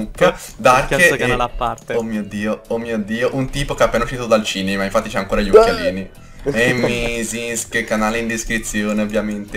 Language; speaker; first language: Italian; native; Italian